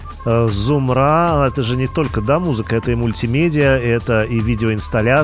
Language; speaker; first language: Russian; native; Russian